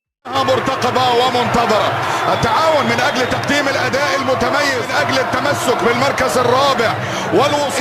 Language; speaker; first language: Arabic; native; Arabic